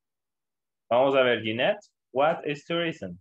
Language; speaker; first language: English; non-native, learner; Spanish